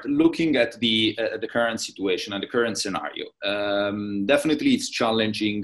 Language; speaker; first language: English; non-native, fluent; Italian